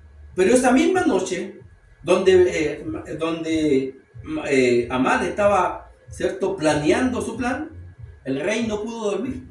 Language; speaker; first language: Spanish; native; Spanish